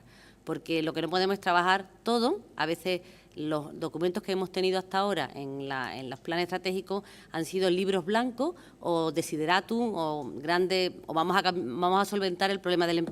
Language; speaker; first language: Spanish; native; Spanish